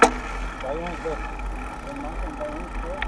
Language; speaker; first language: German; non-native, learner; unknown